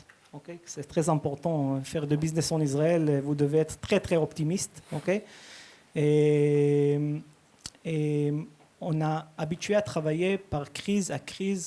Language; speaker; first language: French; early bilingual, heritage; Hebrew